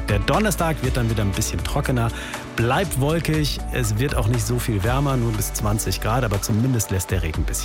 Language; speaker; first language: German; native; German